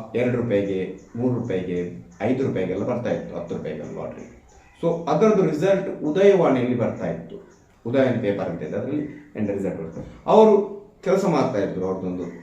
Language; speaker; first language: Kannada; non-native, local second language; Tulu